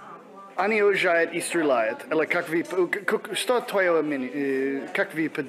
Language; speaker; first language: Russian; non-native, learner; English